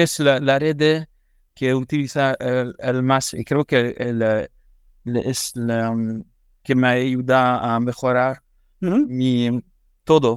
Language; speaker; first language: Spanish; non-native, learner; French